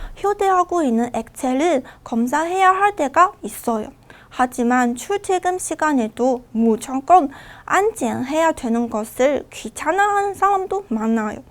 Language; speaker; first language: Korean; non-native, fluent; Chinese